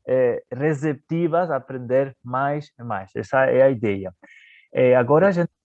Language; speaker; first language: Portuguese; non-native, fluent; Spanish